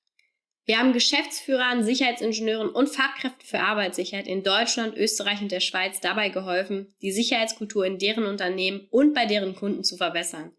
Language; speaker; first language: German; native; German